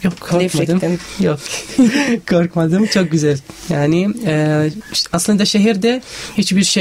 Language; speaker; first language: Turkish; non-native, fluent; Arabic